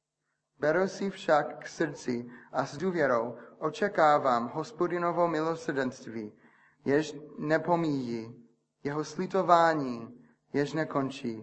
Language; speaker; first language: Czech; non-native, fluent; English